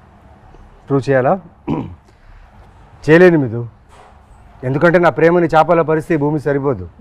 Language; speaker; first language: Telugu; native; Telugu